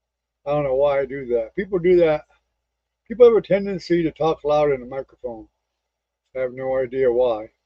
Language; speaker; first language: English; native; English